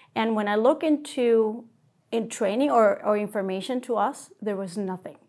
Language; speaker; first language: English; non-native, fluent; Spanish